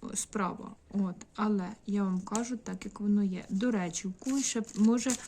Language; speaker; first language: Ukrainian; non-native, local second language; Russian